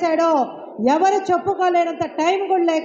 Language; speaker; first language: Telugu; native; Telugu